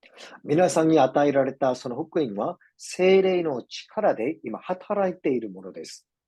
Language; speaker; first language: Japanese; non-native, fluent; Korean